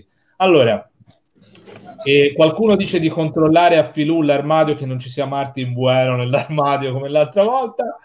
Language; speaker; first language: Italian; native; Italian